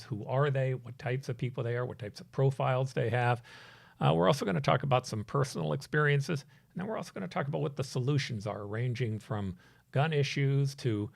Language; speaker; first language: English; native; English